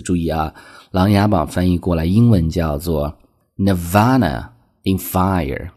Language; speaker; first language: Chinese; native; Chinese